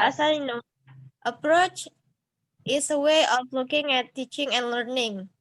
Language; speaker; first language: English; non-native, learner; Indonesian